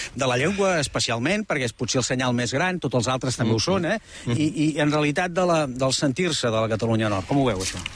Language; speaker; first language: Catalan; native; Catalan